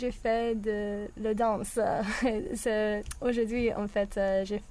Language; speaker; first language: French; non-native, learner; English